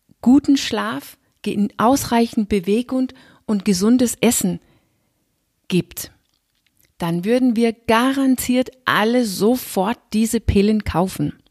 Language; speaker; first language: German; non-native, fluent; Danish